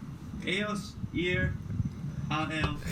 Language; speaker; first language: Spanish; non-native, learner; English